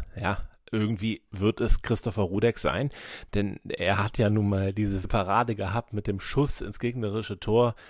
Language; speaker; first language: German; native; German